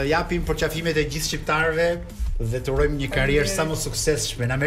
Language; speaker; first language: Albanian; native; Albanian